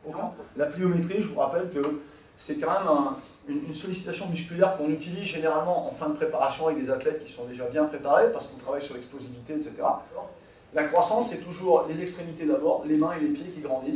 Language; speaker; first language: French; native; French